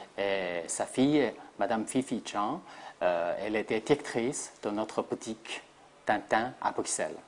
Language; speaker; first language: French; non-native, fluent; Chinese